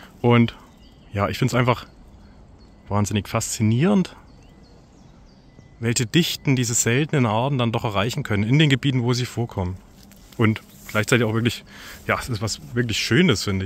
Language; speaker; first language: German; native; German